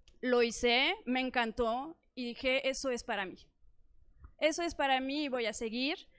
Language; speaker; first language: Spanish; non-native, fluent; French